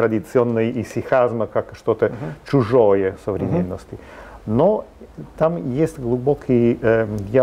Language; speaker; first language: Russian; non-native, fluent; Italian